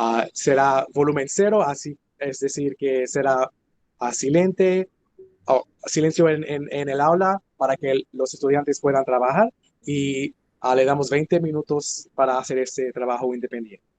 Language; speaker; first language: Spanish; non-native, fluent; English